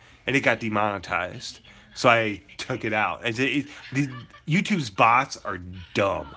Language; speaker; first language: English; native; English